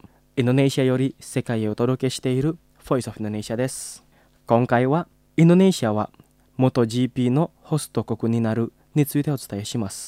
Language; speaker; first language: Japanese; non-native, fluent; Indonesian